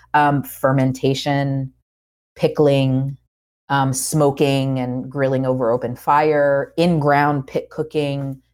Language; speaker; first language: English; native; English